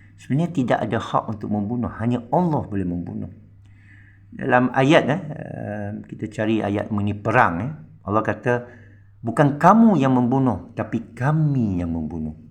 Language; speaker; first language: Malay; non-native, local second language; Min Nan Chinese